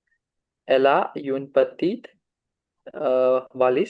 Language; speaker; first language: French; non-native, learner; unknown